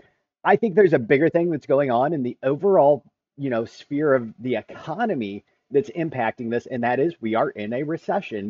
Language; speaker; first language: English; native; English